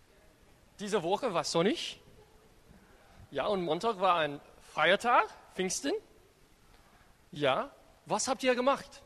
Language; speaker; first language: German; non-native, learner; English